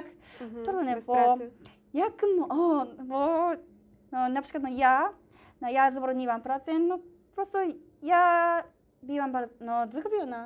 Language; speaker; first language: Polish; non-native, learner; Japanese